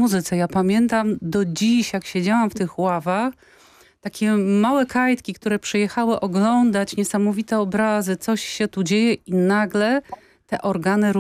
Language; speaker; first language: Polish; native; Polish